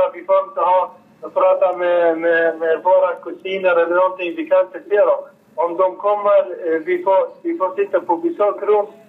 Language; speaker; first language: Swedish; non-native, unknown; Arabic